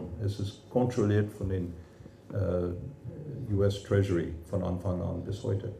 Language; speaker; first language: German; non-native, fluent; English